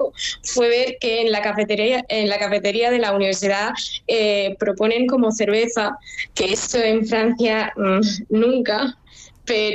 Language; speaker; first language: Spanish; non-native, fluent; French